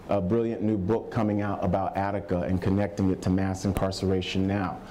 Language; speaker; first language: English; native; English